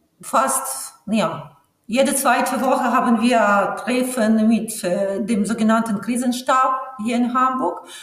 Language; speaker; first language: German; non-native, fluent; Ukrainian